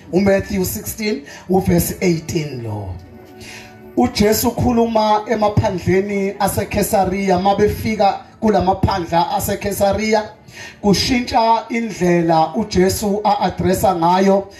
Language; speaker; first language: Zulu; native; Zulu